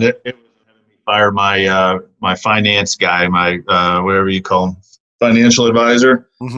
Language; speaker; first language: English; native; English